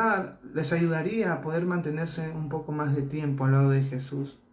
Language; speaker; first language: Spanish; native; Spanish